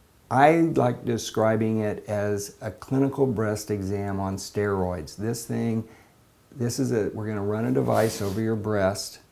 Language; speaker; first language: English; native; English